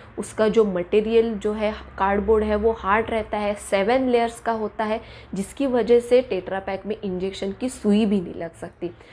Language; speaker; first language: Hindi; non-native, local second language; Marathi